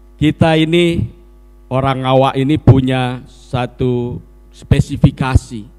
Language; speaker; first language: Indonesian; native; Indonesian